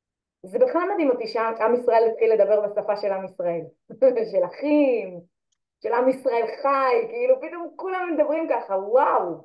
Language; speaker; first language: Hebrew; native; Hebrew